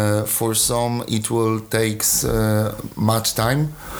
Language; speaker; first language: English; non-native, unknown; Polish